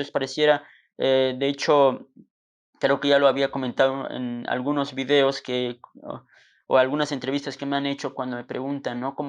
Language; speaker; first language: Spanish; non-native, local second language; Tzotzil